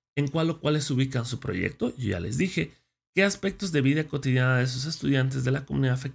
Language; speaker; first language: Spanish; native; Spanish